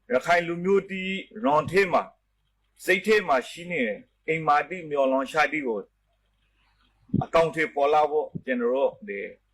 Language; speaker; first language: Burmese; native; Burmese